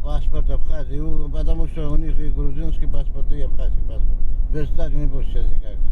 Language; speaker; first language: Russian; non-native, fluent; Georgian